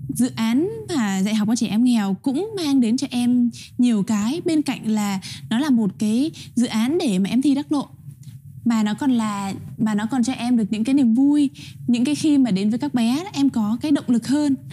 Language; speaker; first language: Vietnamese; native; Vietnamese